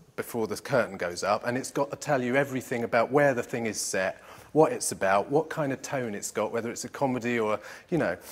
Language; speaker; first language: English; native; English